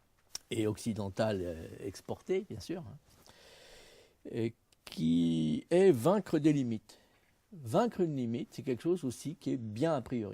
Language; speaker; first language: French; native; French